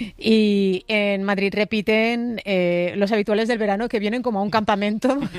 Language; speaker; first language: Spanish; native; Spanish